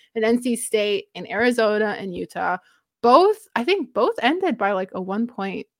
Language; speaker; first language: English; non-native, fluent; Romanian